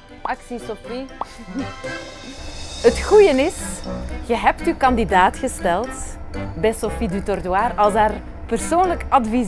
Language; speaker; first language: Dutch; native; Dutch